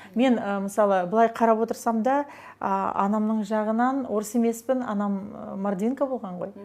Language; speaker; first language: Kazakh; non-native, local second language; Russian